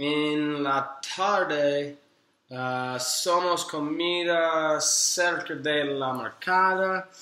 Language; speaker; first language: Spanish; non-native, learner; English